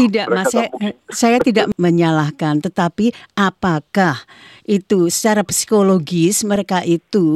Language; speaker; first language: Indonesian; native; Indonesian